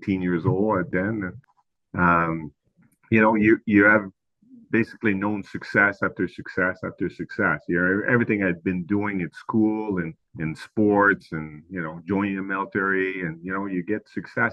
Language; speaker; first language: English; non-native, fluent; French